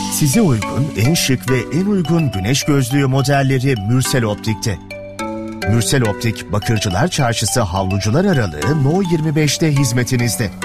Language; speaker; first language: Turkish; native; Turkish